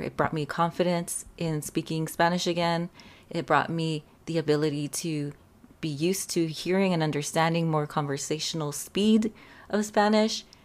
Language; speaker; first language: English; native; English